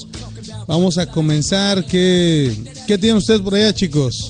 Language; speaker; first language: Spanish; native; Spanish